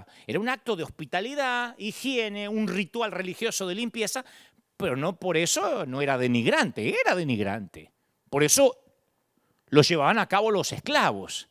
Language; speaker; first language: Spanish; native; Spanish